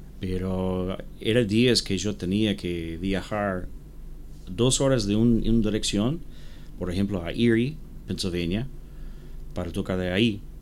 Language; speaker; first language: Spanish; non-native, learner; English